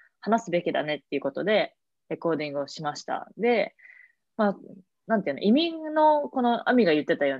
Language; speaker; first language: Japanese; native; Japanese